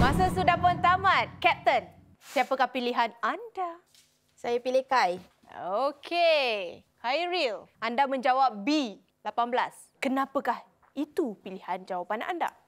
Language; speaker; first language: Malay; native; Malay